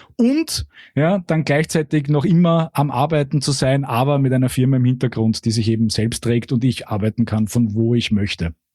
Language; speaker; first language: German; native; German